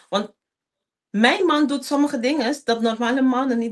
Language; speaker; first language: Dutch; non-native, local second language; Papiamento